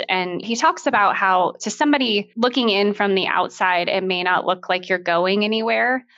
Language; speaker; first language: English; native; English